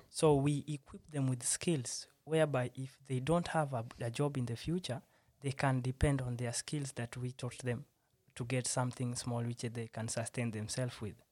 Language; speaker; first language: English; non-native, local second language; Swahili